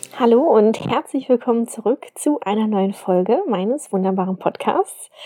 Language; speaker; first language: German; native; German